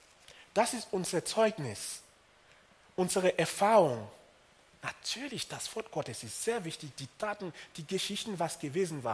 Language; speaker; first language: German; non-native, fluent; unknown